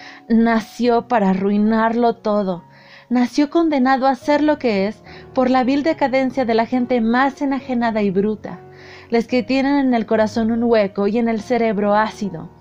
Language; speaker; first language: Spanish; native; Spanish